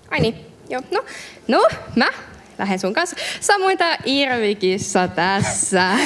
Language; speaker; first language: Finnish; native; Finnish